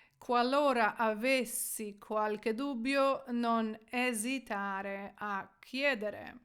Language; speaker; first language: Italian; non-native, fluent; Ukrainian